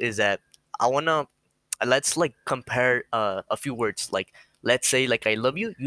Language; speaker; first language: English; early bilingual, other home language; Spanish